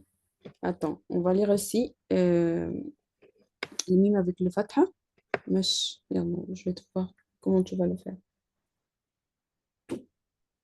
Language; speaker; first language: French; non-native, learner; Arabic